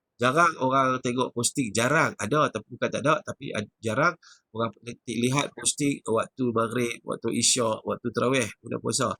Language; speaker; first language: Malay; native; Malay